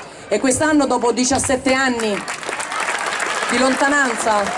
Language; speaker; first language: Italian; native; Italian